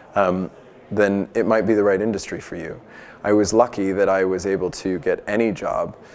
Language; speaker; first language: English; native; English